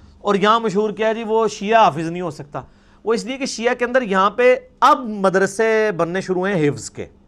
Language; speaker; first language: Urdu; non-native, local second language; Punjabi